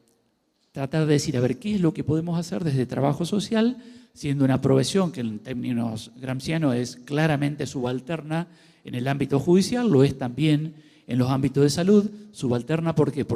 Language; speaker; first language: Spanish; native; Spanish